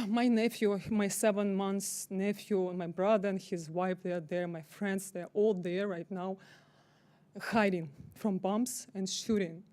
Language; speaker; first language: English; non-native, fluent; Ukrainian